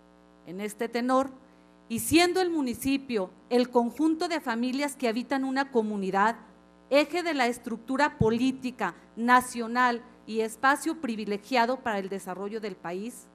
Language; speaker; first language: Spanish; native; Spanish